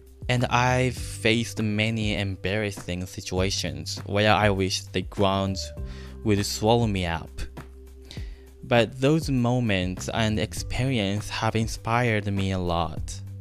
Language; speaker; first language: English; non-native, fluent; Japanese